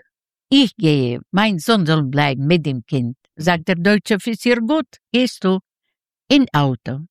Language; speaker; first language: German; non-native, learner; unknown